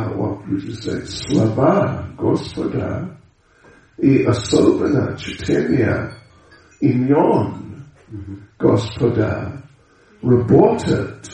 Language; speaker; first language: Russian; non-native, learner; English